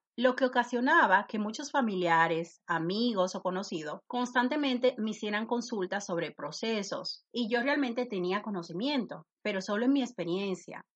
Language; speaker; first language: Spanish; native; Spanish